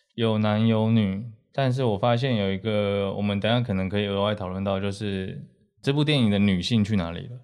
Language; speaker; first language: Chinese; native; Chinese